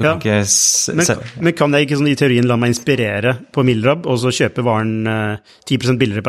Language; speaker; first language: Norwegian; native; Norwegian